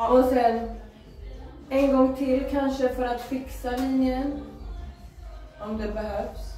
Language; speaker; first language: Swedish; native; Swedish